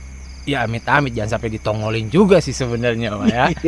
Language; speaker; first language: Malay; native; Malay